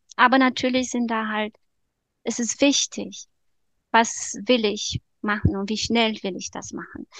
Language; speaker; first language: German; non-native, fluent; Romanian